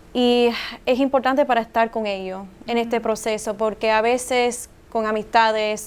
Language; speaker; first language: Spanish; early bilingual, heritage; Spanish